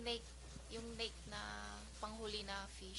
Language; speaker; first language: Filipino; non-native, learner; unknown